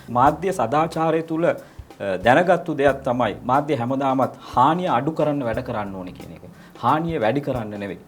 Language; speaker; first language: Sinhala; non-native, local second language; Tamil